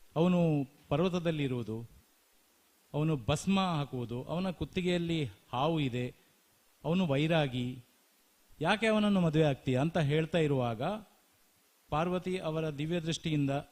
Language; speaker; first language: Kannada; non-native, local second language; Tulu